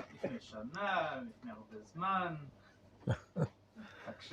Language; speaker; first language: Hebrew; non-native, learner; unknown